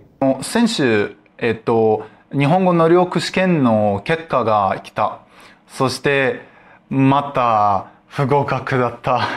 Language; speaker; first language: Japanese; non-native, learner; Russian